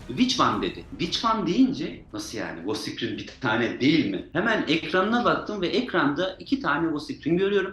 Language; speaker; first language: Turkish; native; Turkish